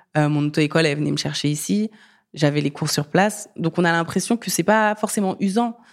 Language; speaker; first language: French; early bilingual, other home language; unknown